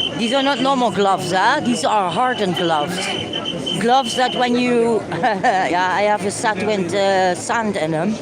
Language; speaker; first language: English; non-native, learner; Dutch